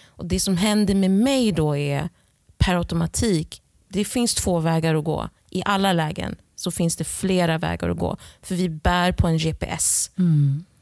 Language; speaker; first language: Swedish; early bilingual, other home language; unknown